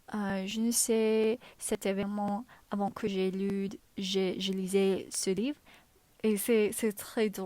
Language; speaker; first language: French; non-native, learner; English